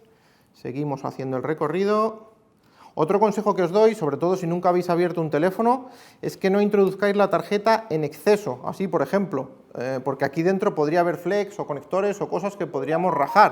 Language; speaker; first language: Spanish; native; Spanish